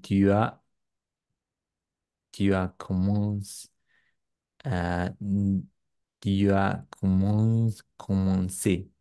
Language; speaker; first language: French; non-native, learner; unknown